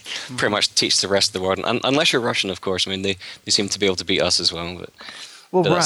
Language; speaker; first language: English; native; English